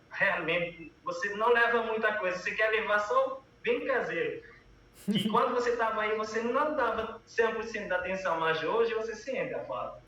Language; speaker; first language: Portuguese; non-native, local second language; Kabuverdianu